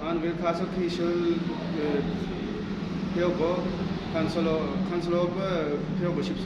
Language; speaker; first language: Korean; non-native, learner; Urdu